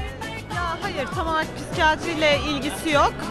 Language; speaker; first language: Turkish; native; Turkish